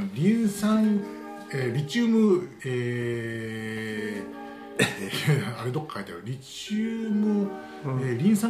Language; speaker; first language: Japanese; native; Japanese